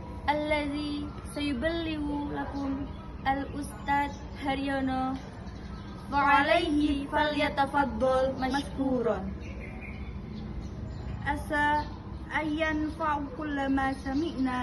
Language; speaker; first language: Arabic; non-native, learner; Indonesian